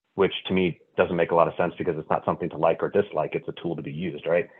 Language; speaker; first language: English; native; English